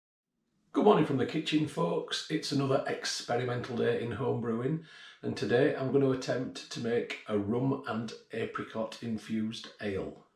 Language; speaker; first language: English; native; English